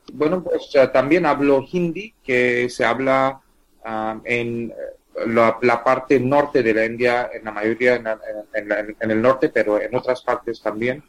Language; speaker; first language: Spanish; non-native, fluent; Tamil